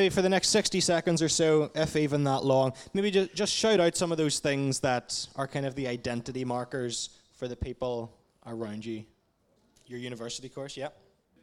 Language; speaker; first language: English; native; English